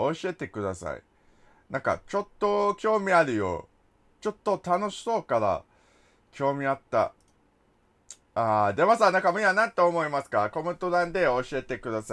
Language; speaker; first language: Japanese; non-native, learner; English